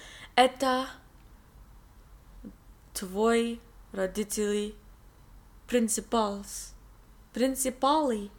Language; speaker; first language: Russian; non-native, learner; English